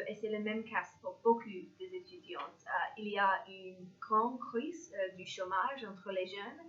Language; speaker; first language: French; non-native, learner; English